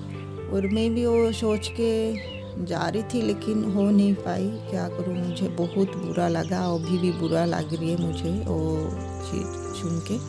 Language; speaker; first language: Hindi; non-native, local second language; Odia